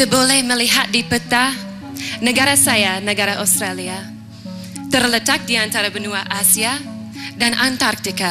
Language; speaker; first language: Malay; non-native, fluent; English